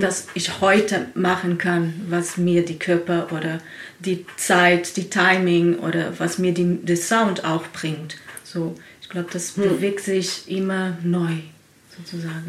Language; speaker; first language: German; non-native, learner; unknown